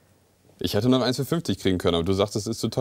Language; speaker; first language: German; native; German